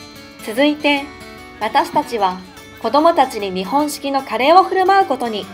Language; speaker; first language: Japanese; native; Japanese